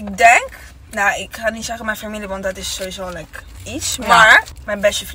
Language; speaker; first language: Dutch; non-native, learner; Italian